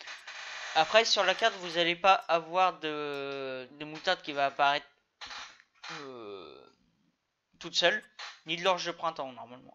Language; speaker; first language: French; native; French